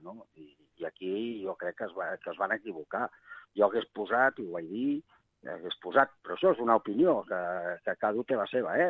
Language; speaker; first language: Catalan; native; Catalan